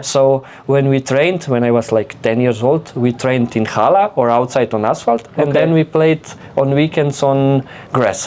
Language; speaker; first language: English; non-native, fluent; Slovenian